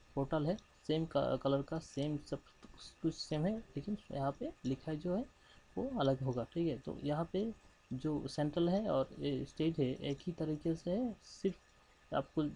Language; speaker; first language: Hindi; non-native, local second language; Bangla